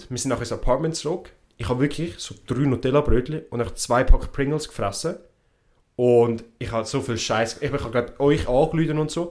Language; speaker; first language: German; early bilingual, other home language; Italian